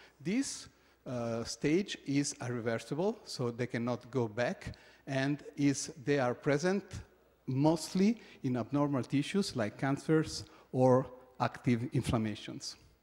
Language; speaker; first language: English; non-native, fluent; Italian